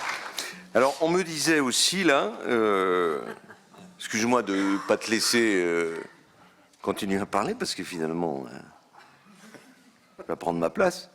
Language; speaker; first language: French; native; French